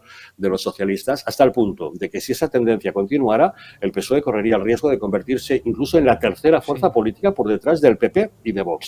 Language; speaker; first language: Spanish; native; Spanish